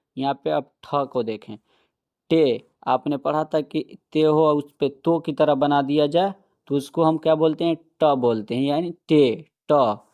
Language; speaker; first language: Hindi; native; Hindi